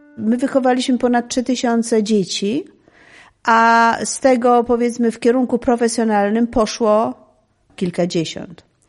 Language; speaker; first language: Polish; native; Polish